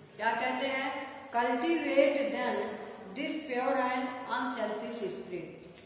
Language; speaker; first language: Hindi; native; Hindi